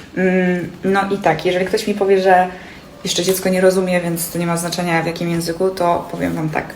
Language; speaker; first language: Polish; native; Polish